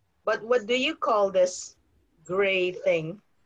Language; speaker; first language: English; non-native, fluent; Indonesian